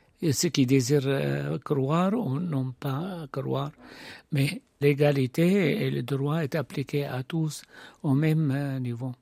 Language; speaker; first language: French; non-native, fluent; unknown